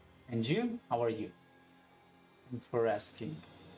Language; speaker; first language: English; non-native, fluent; Italian